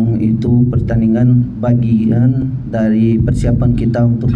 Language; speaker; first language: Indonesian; non-native, fluent; Portuguese